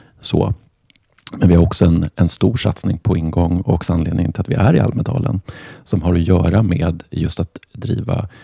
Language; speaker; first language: Swedish; native; Swedish